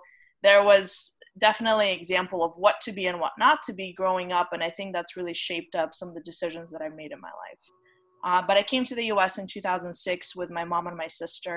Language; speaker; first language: English; non-native, fluent; Romanian